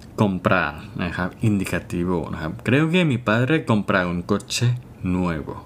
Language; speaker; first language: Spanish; non-native, fluent; Thai